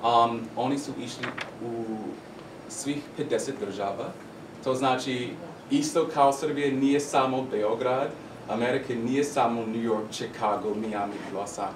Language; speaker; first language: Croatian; non-native, learner; English